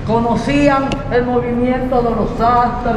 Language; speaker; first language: Spanish; native; Spanish